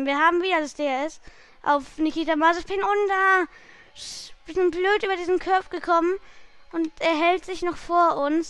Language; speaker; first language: German; native; German